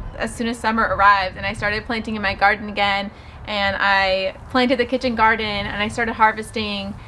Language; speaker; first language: English; native; English